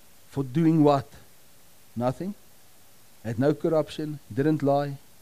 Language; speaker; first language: English; non-native, local second language; Afrikaans